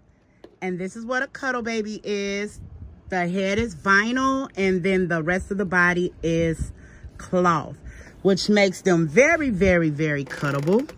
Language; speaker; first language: English; native; English